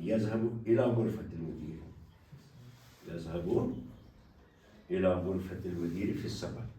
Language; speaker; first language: Arabic; non-native, fluent; Urdu